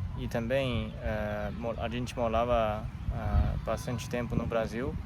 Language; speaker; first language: Portuguese; non-native, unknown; Chinese